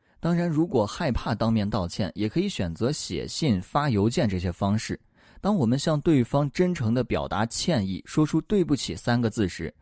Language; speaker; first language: Chinese; native; Chinese